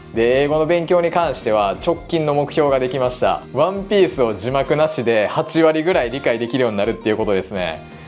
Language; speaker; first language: Japanese; native; Japanese